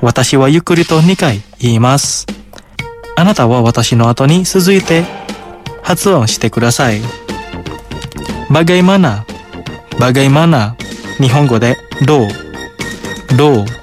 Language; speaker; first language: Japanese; non-native, fluent; Indonesian